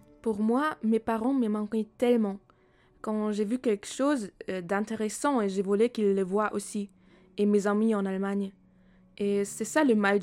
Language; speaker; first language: French; non-native, fluent; German